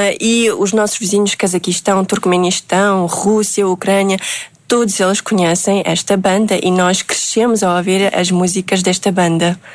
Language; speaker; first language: Portuguese; early bilingual, other home language; Uzbek